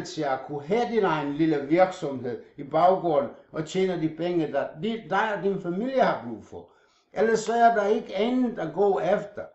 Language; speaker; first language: Danish; non-native, fluent; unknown